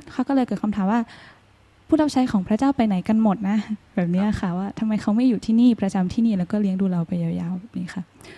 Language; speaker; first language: Thai; native; Thai